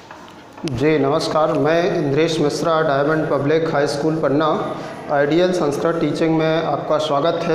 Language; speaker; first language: Hindi; native; Hindi